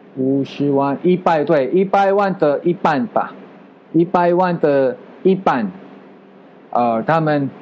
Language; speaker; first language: Chinese; non-native, fluent; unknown